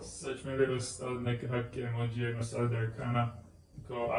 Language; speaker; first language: Hindi; non-native, learner; English